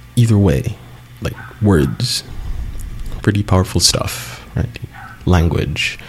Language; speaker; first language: English; non-native, local second language; Cebuano